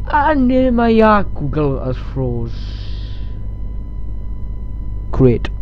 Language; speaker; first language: English; native; English